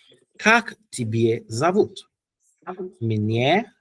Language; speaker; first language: Russian; non-native, learner; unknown